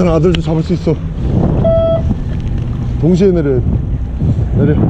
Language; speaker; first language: Korean; native; Korean